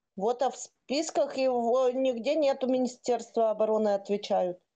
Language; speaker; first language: Russian; native; Russian